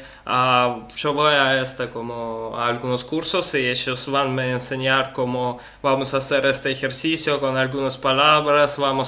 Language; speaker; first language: Spanish; non-native, learner; Russian